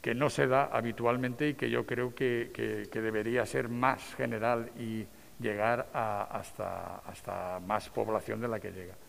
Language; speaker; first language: Spanish; non-native, local second language; Catalan